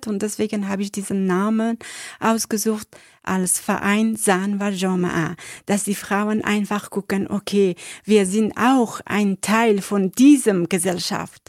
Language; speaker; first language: German; non-native, learner; Persian